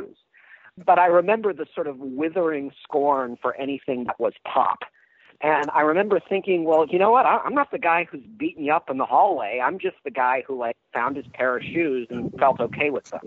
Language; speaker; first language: English; native; English